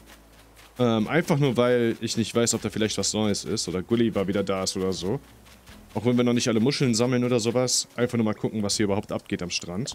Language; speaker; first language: German; native; German